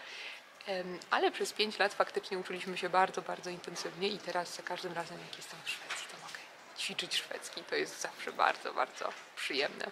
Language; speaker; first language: Polish; native; Polish